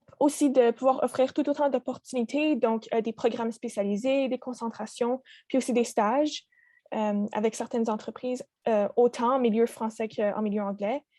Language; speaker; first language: French; native; French